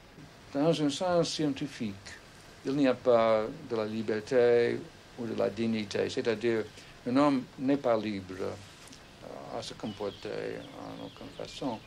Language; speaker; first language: French; non-native, fluent; English